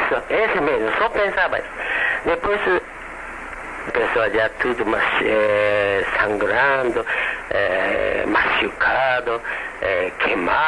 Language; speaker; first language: Portuguese; non-native, learner; Japanese